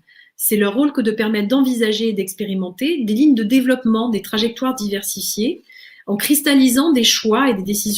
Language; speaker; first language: French; native; French